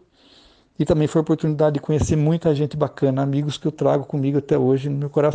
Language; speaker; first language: Portuguese; native; Portuguese